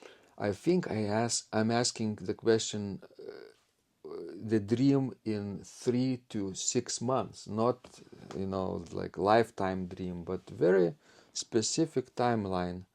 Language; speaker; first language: English; non-native, fluent; Lithuanian